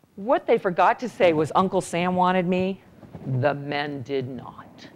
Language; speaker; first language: English; native; English